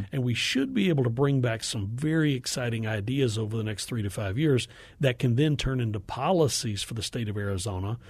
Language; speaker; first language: English; native; English